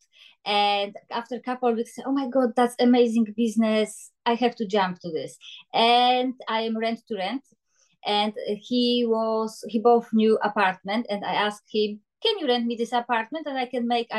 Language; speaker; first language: English; non-native, learner; Polish